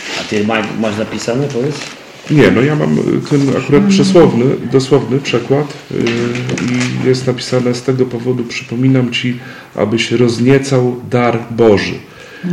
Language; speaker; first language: Polish; native; Polish